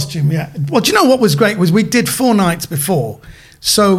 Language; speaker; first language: English; native; English